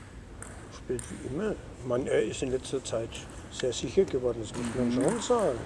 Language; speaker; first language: German; native; German